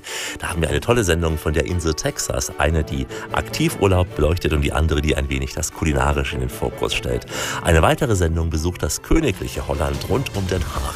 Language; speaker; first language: German; native; German